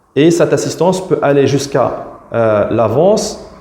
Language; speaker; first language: French; non-native, local second language; Arabic